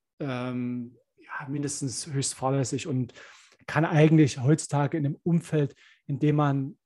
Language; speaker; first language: German; native; German